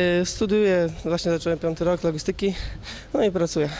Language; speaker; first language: Polish; native; Polish